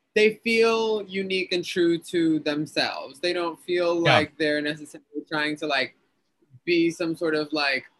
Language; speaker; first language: English; early bilingual, other home language; Spanish